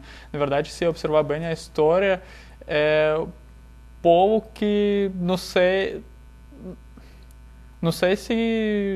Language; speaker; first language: Portuguese; non-native, fluent; Russian